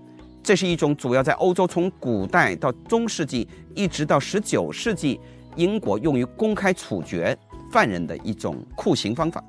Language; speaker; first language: Chinese; native; Chinese